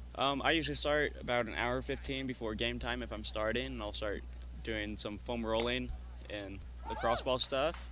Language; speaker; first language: English; native; English